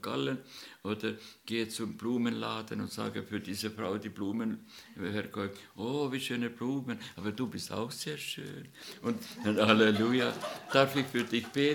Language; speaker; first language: German; non-native, learner; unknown